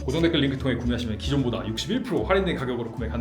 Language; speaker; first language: Korean; native; Korean